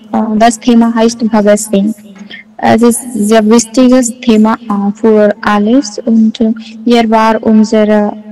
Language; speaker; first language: German; non-native, learner; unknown